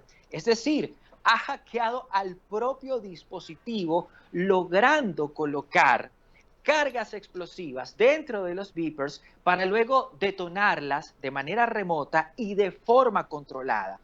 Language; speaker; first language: Spanish; native; Spanish